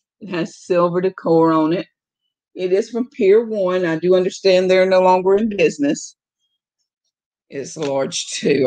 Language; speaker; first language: English; native; English